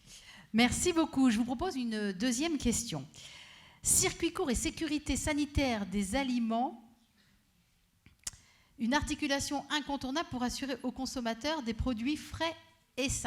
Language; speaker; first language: French; native; French